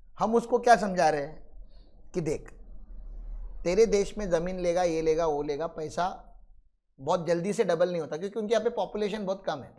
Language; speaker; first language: Hindi; non-native, local second language; Marathi